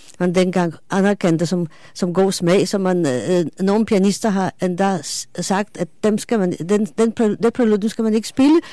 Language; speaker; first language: Danish; non-native, fluent; Polish